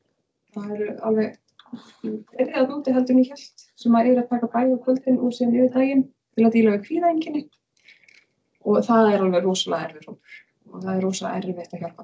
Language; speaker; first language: Icelandic; native; Icelandic